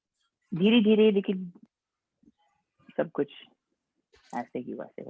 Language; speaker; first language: Hindi; non-native, fluent; English